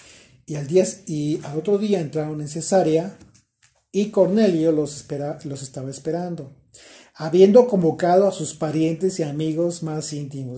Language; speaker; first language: Spanish; native; Spanish